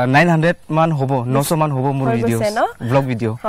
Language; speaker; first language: Assamese; non-native, local second language; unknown